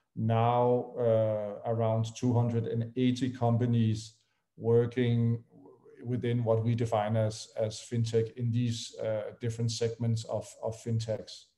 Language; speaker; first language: English; non-native, fluent; Danish